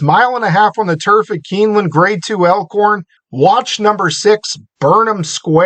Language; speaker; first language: English; native; English